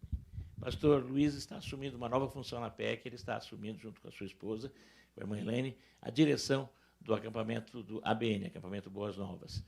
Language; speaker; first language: Portuguese; native; Portuguese